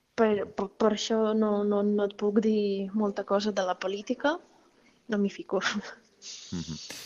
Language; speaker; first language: Catalan; non-native, fluent; Ukrainian